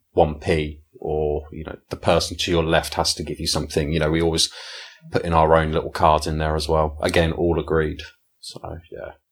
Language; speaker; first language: English; native; English